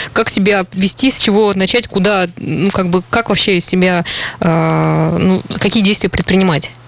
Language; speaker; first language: Russian; native; Russian